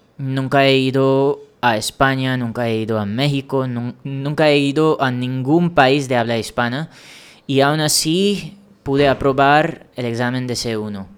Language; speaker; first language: Spanish; non-native, fluent; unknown